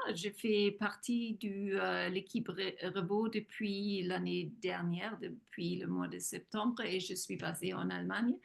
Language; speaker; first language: French; non-native, fluent; German